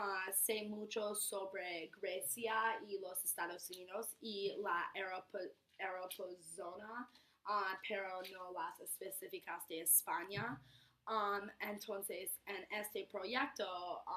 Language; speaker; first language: Spanish; non-native, learner; English